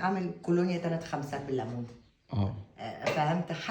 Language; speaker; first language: Arabic; native; Arabic